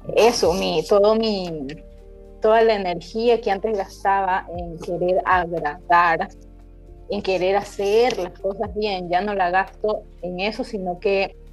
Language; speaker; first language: Spanish; native; Spanish